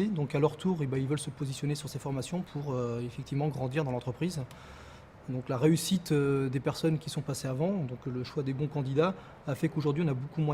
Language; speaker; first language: French; native; French